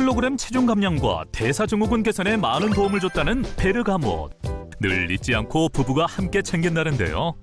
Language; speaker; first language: Korean; native; Korean